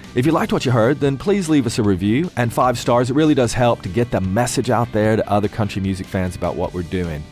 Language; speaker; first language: English; native; English